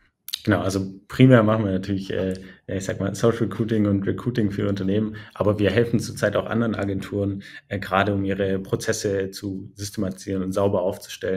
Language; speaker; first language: German; native; German